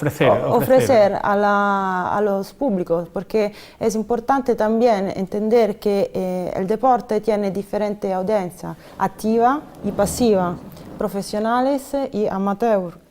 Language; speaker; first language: Spanish; non-native, fluent; Italian